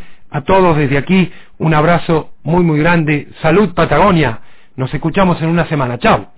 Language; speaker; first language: Spanish; native; Spanish